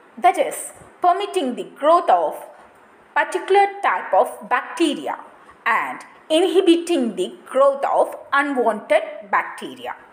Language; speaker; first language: English; non-native, local second language; Malayalam